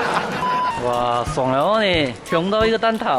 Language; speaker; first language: Chinese; native; Chinese